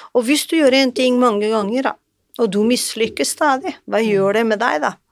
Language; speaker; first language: Norwegian; non-native, fluent; Portuguese